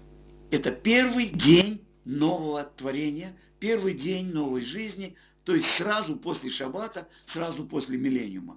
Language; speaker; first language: Russian; native; Russian